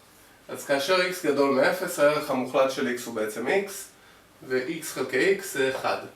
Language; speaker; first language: Hebrew; native; Hebrew